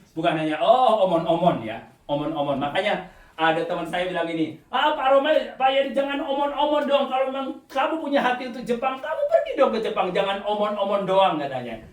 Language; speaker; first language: Indonesian; native; Indonesian